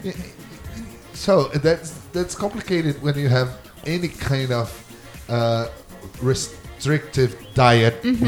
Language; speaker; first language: English; non-native, learner; Portuguese